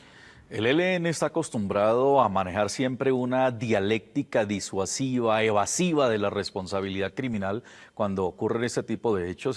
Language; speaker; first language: Spanish; native; Spanish